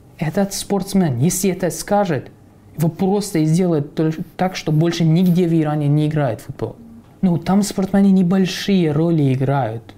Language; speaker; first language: Russian; non-native, fluent; Persian